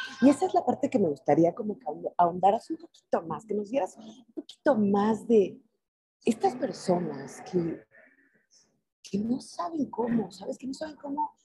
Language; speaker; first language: Spanish; native; Spanish